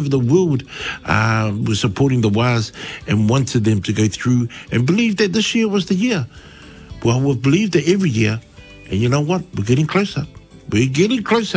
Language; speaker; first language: English; native; English